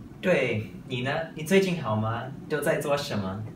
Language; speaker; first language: Chinese; non-native, learner; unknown